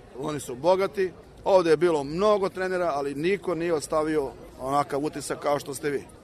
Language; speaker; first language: Serbian; native; Serbian